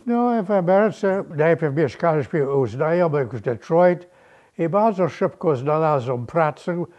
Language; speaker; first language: Polish; early bilingual, other home language; English